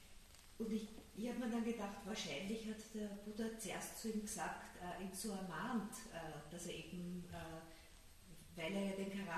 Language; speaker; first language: German; native; German